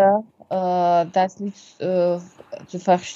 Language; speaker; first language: German; non-native, learner; French